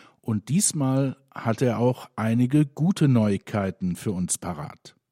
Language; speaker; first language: German; native; German